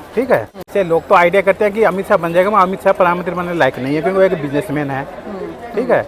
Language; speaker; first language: Hindi; non-native, local second language; Assamese